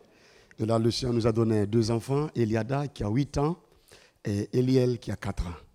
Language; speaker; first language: French; non-native, local second language; Mossi